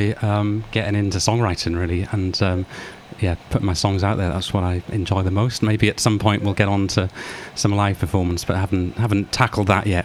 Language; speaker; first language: English; native; English